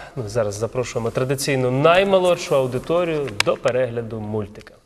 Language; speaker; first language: Ukrainian; native; Ukrainian